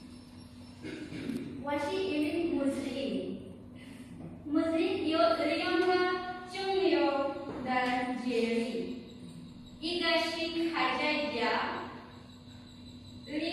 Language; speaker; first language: Chinese; non-native, learner; Bangla